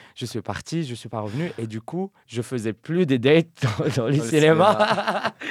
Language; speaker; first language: French; non-native, local second language; Arabic